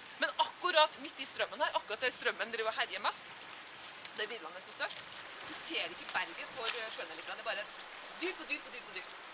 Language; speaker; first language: Norwegian; native; Norwegian